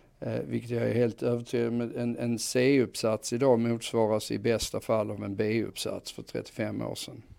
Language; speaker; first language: Swedish; native; Swedish